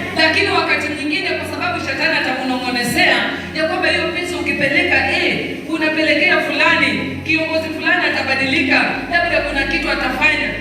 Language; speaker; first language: Swahili; non-native, local second language; Luyia